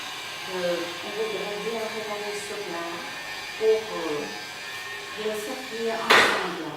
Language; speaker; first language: French; non-native, fluent; Vietnamese